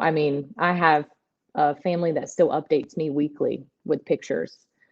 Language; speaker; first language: English; native; English